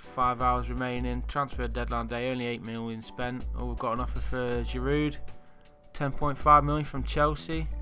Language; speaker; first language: English; native; English